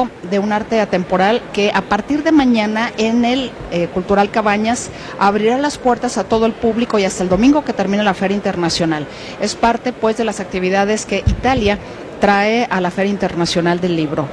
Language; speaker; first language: Spanish; native; Spanish